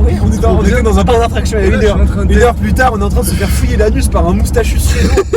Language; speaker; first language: French; native; French